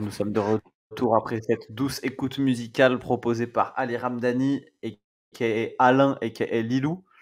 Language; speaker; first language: French; native; French